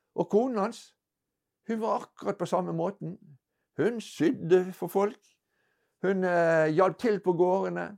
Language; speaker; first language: Norwegian; native; Norwegian